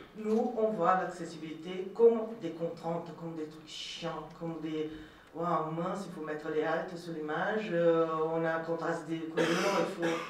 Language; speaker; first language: French; non-native, fluent; Portuguese